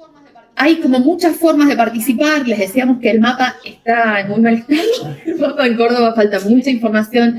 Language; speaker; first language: Spanish; native; Spanish